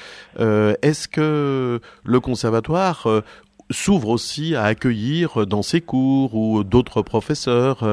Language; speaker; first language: French; native; French